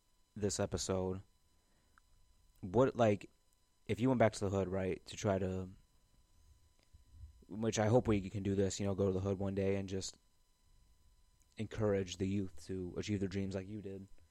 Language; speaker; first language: English; native; English